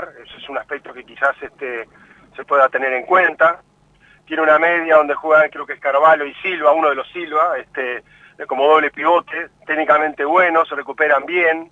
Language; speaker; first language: Spanish; native; Spanish